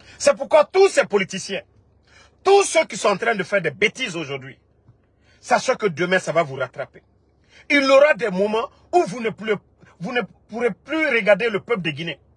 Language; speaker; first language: French; non-native, local second language; Mandingo